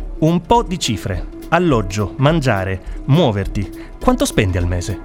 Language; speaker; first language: Italian; native; Italian